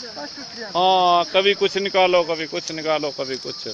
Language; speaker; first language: Hindi; native; Hindi